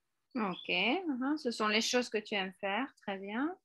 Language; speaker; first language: French; non-native, fluent; Spanish